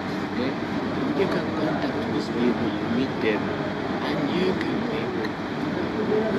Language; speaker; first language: English; non-native, learner; Arabic